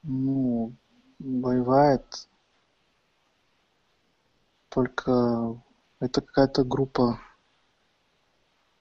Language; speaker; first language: Russian; non-native, fluent; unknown